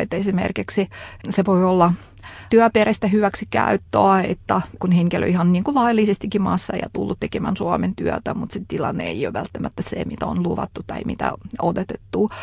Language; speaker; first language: Finnish; non-native, fluent; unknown